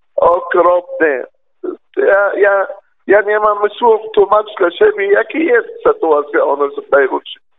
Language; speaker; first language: Polish; non-native, learner; Arabic